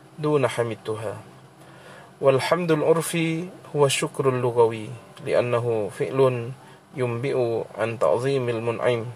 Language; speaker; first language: Arabic; non-native, fluent; Indonesian